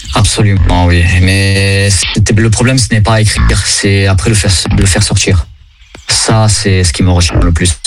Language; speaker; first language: French; early bilingual, heritage; Italian